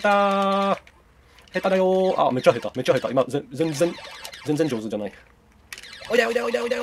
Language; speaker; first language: Japanese; non-native, learner; Czech